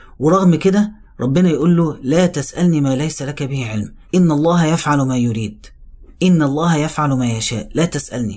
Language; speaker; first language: Arabic; native; Arabic